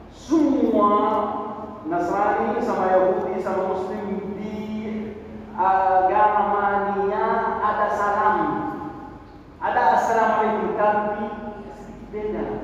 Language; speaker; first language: Indonesian; non-native, learner; Arabic